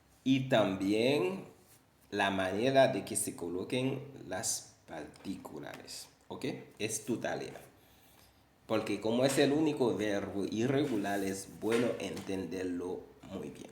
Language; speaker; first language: Spanish; non-native, fluent; Haitian Creole